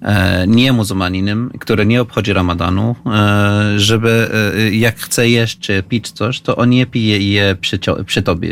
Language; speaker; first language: Polish; non-native, fluent; Arabic